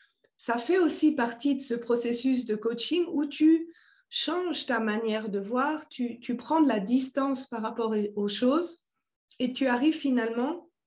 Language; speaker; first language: French; native; French